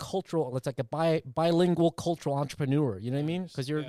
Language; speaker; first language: English; early bilingual, other home language; Vietnamese